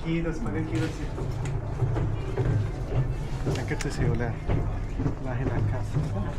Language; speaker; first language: Finnish; non-native, learner; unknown